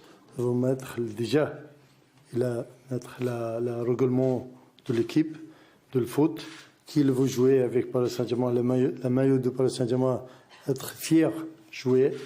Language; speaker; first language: French; non-native, learner; Arabic